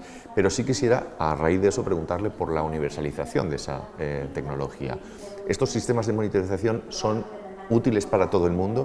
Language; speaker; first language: Spanish; native; Spanish